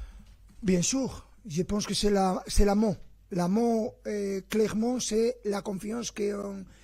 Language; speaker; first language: French; non-native, fluent; Spanish